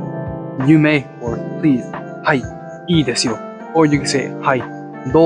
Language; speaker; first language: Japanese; non-native, learner; English